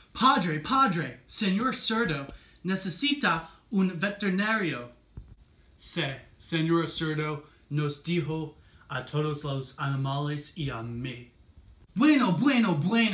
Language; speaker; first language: Spanish; non-native, learner; English